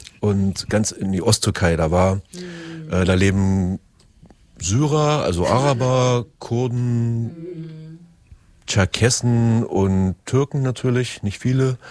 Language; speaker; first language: German; native; German